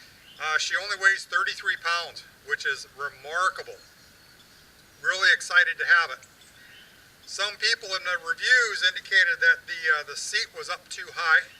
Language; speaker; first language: English; native; English